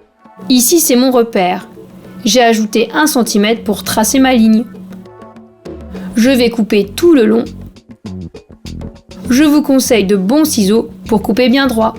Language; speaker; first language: French; native; French